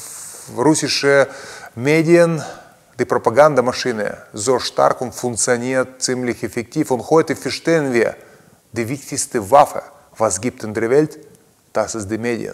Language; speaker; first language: German; non-native, learner; Russian